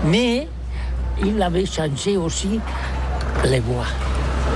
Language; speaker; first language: French; non-native, learner; Catalan